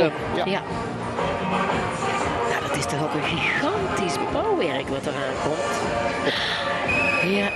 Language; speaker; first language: Dutch; native; Dutch